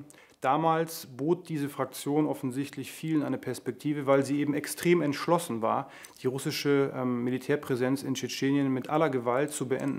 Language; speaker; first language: German; native; German